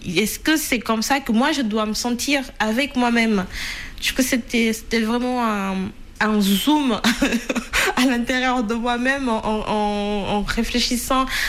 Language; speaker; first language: French; non-native, fluent; Portuguese